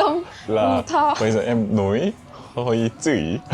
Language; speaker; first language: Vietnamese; non-native, learner; Korean